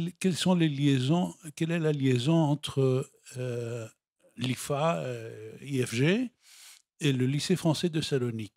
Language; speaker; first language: French; non-native, fluent; Greek